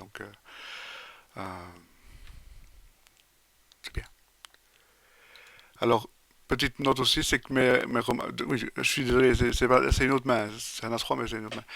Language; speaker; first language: French; native; French